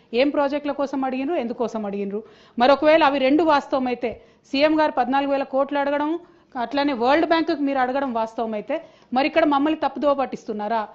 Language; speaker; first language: Telugu; native; Telugu